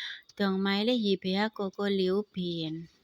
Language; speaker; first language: Cantonese; non-native, learner; Indonesian